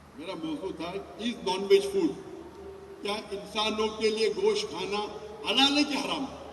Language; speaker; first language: Urdu; non-native, local second language; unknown